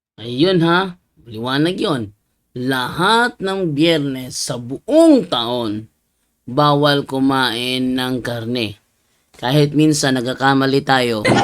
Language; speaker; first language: Filipino; native; Filipino